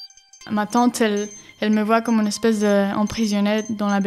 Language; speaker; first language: French; non-native, fluent; Spanish